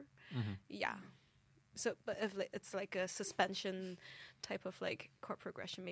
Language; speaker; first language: English; non-native, local second language; Cantonese